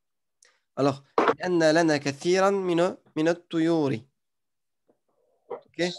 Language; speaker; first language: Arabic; non-native, fluent; French